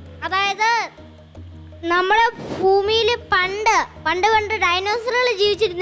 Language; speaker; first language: Malayalam; native; Malayalam